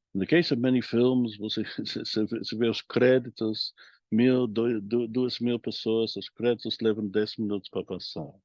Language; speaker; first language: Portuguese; non-native, fluent; English